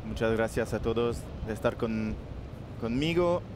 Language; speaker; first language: Spanish; non-native, learner; French